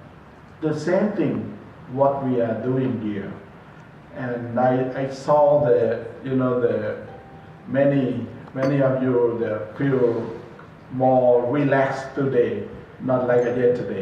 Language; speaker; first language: English; non-native, learner; Thai